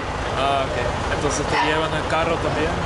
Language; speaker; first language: Spanish; non-native, learner; Dutch